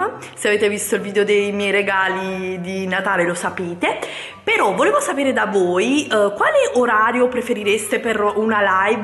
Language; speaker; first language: Italian; native; Italian